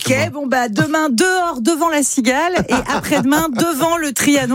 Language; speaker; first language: French; native; French